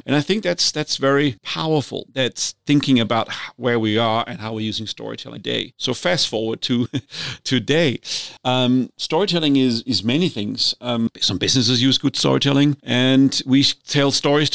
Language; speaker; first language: English; non-native, fluent; Danish